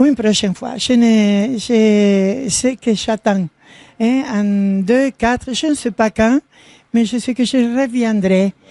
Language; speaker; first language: French; non-native, learner; Spanish